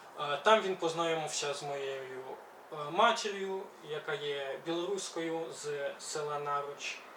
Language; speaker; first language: Ukrainian; early bilingual, other home language; Belarusian